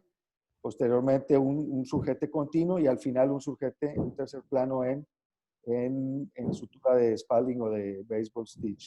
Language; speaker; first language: Spanish; native; Spanish